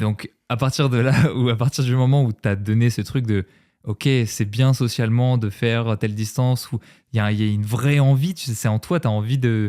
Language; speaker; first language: French; native; French